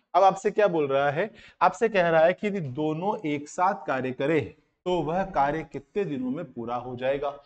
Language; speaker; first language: Hindi; native; Hindi